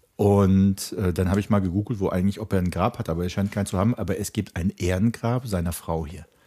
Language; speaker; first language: German; early bilingual, other home language; Czech